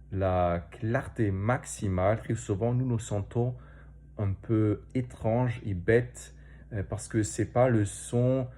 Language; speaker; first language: French; non-native, fluent; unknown